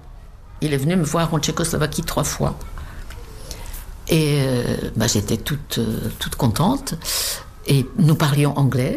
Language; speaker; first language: French; non-native, fluent; Czech